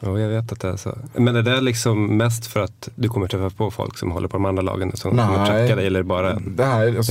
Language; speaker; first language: Swedish; native; Swedish